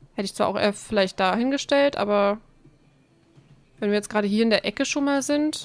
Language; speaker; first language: German; native; German